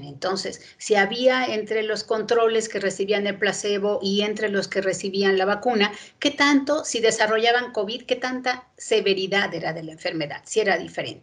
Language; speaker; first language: Spanish; native; Spanish